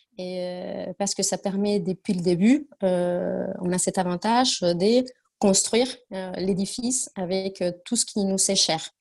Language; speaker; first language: French; non-native, fluent; Spanish